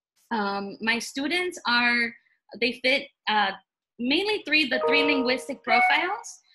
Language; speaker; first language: English; early bilingual, other home language; Spanish